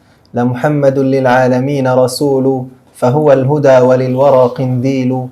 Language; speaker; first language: Arabic; native; Arabic